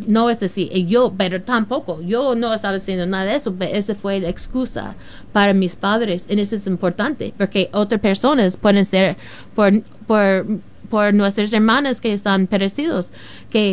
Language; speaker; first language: Spanish; non-native, learner; English